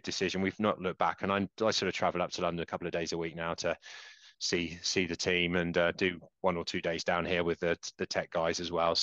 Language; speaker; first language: English; native; English